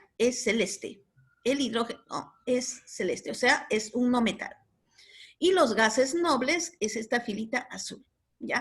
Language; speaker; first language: Spanish; native; Spanish